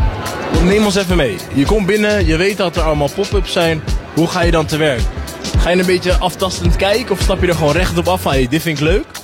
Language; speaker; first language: Dutch; native; Dutch